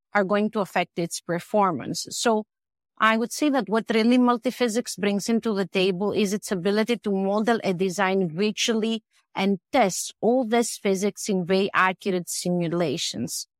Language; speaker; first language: English; non-native, fluent; Greek